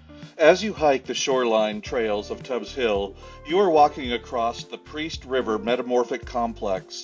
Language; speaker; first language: English; native; English